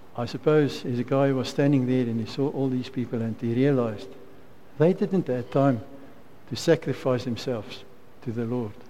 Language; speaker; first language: English; non-native, local second language; Afrikaans